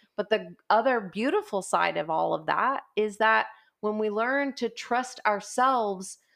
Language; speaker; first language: English; native; English